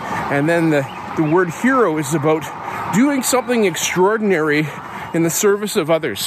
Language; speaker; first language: English; native; English